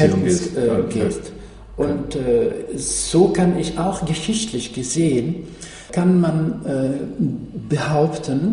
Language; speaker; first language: German; non-native, fluent; Arabic